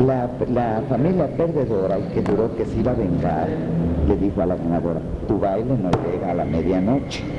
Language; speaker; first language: Spanish; native; Spanish